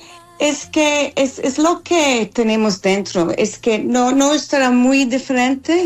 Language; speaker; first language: Spanish; non-native, fluent; English